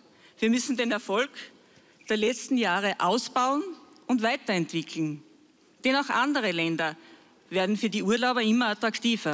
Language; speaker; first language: German; native; German